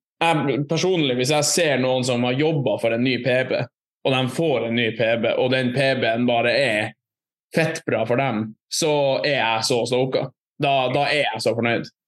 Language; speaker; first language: Norwegian; native; Norwegian